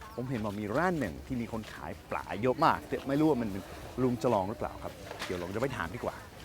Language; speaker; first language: Thai; non-native, fluent; English